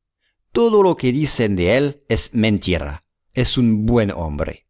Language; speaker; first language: Spanish; non-native, fluent; English